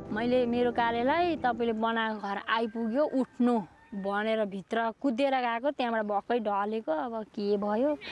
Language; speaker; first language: Nepali; native; Nepali